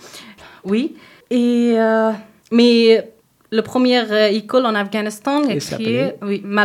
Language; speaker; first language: French; non-native, learner; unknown